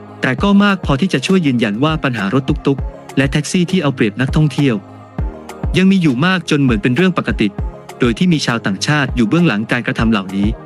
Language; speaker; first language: Thai; native; Thai